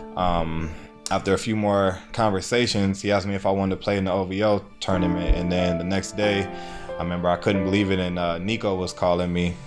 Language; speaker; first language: English; native; English